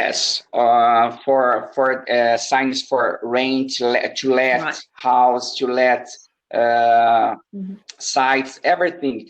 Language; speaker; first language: English; non-native, learner; Portuguese